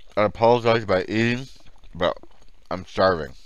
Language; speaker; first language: English; early bilingual, other home language; Finnish